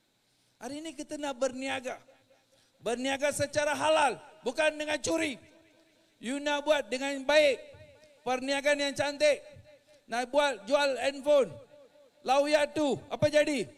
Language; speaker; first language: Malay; non-native, local second language; Tamil